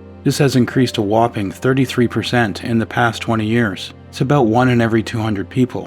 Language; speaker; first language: English; native; English